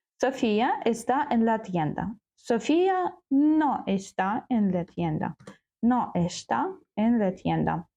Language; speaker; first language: Spanish; non-native, learner; Ukrainian